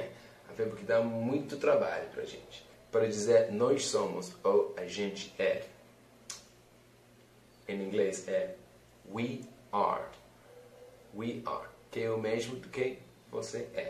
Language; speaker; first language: Portuguese; non-native, fluent; English